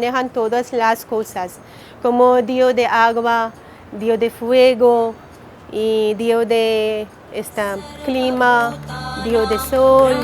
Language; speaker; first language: Spanish; non-native, learner; Hindi